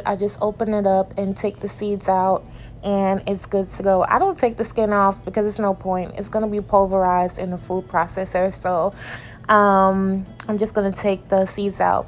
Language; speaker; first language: English; native; English